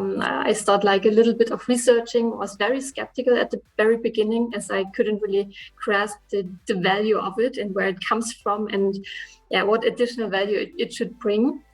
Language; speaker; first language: English; non-native, fluent; German